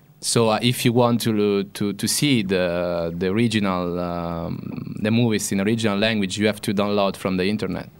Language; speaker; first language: English; non-native, fluent; Italian